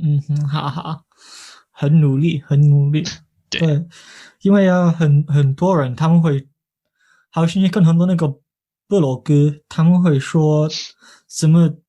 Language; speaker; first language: Chinese; non-native, fluent; English